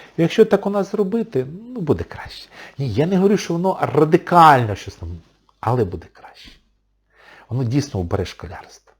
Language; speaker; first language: Ukrainian; non-native, local second language; Russian